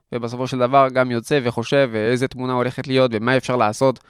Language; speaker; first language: Hebrew; non-native, fluent; French